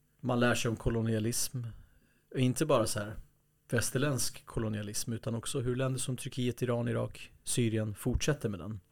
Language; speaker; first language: Swedish; early bilingual, other home language; Kurdish